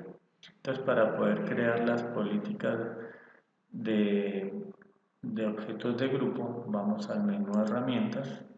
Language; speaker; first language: Spanish; native; Spanish